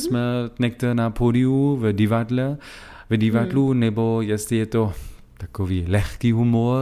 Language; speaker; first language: Czech; non-native, learner; German